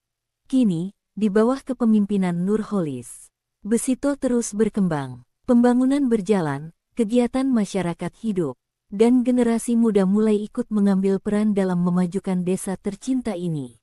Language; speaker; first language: Indonesian; native; Indonesian